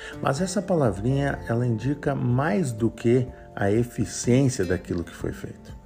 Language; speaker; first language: Portuguese; native; Portuguese